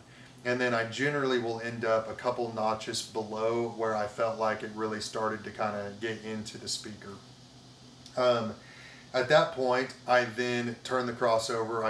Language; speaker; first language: English; native; English